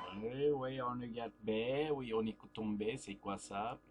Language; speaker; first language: French; non-native, fluent; Turkish